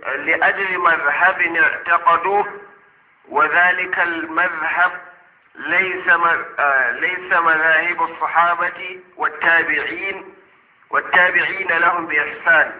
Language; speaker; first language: Arabic; non-native, fluent; Hausa